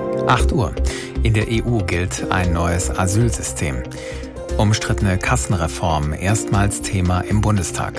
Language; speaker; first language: German; native; German